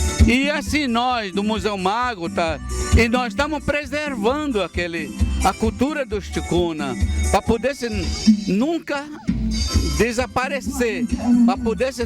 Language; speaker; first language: Portuguese; non-native, local second language; Ticuna